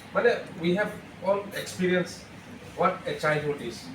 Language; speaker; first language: English; non-native, local second language; Bangla